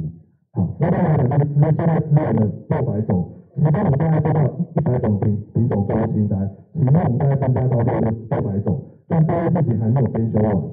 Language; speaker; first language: Chinese; native; Chinese